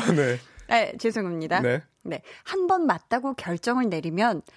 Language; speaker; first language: Korean; native; Korean